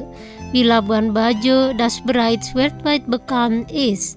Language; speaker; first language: German; non-native, fluent; Indonesian